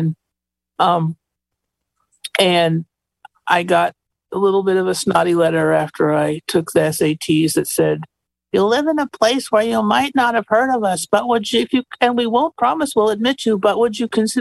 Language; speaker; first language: English; native; English